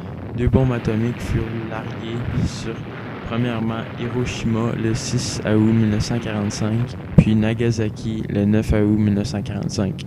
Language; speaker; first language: French; native; French